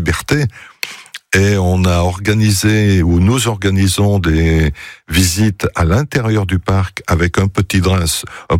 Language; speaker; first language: French; native; French